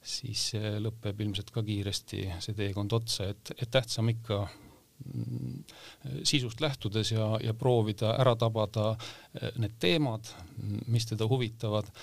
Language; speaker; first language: Estonian; native; Estonian